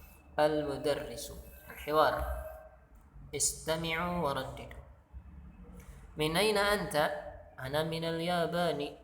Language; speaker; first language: Arabic; non-native, fluent; Indonesian